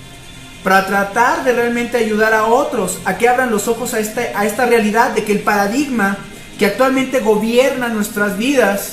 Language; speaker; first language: Spanish; native; Spanish